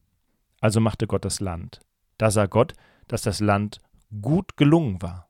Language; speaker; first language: German; native; German